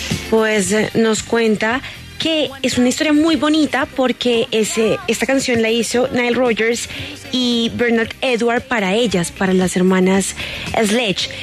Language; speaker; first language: Spanish; native; Spanish